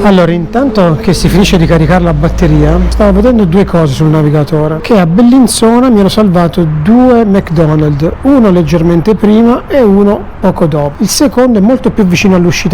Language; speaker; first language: Italian; native; Italian